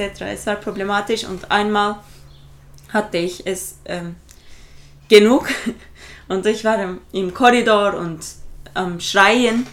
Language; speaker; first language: German; non-native, fluent; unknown